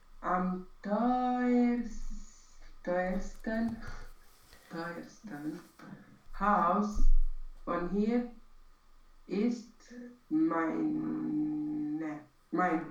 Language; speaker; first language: German; non-native, learner; Romanian